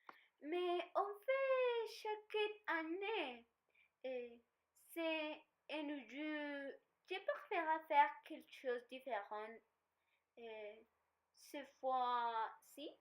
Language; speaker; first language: French; non-native, learner; Spanish